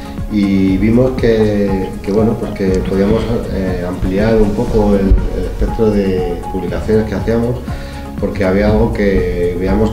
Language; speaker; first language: Spanish; native; Spanish